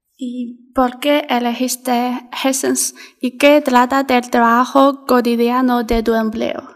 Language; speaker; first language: Spanish; non-native, learner; Chinese